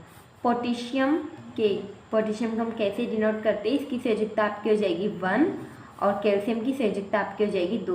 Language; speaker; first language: Hindi; native; Hindi